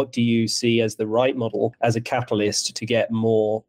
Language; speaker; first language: English; native; English